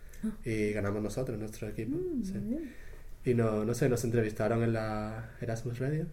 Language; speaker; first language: Spanish; native; Spanish